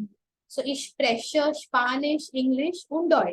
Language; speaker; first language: German; non-native, fluent; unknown